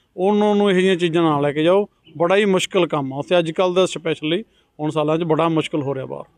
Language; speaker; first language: Punjabi; native; Punjabi